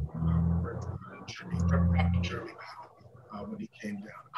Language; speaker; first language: English; native; English